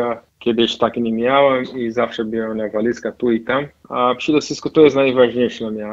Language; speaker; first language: Polish; non-native, fluent; Portuguese